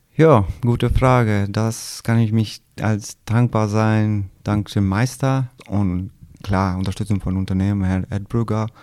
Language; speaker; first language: German; non-native, learner; Albanian